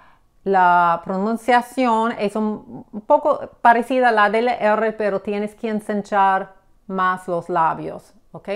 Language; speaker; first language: Spanish; non-native, fluent; English